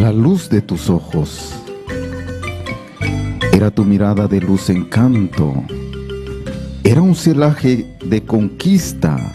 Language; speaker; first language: Spanish; native; Spanish